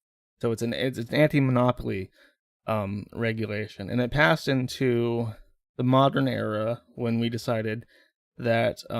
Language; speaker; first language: English; native; English